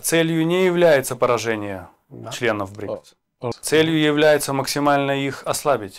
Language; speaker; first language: Russian; native; Russian